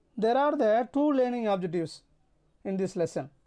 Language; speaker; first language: English; non-native, local second language; Tamil